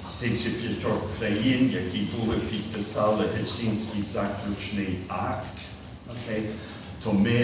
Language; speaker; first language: Ukrainian; early bilingual, heritage; Ukrainian